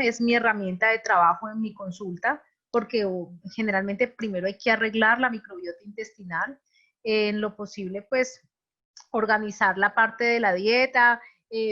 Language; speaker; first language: Spanish; native; Spanish